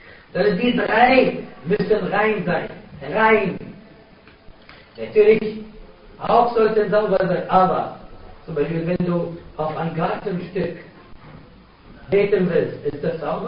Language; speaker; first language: German; non-native, fluent; Arabic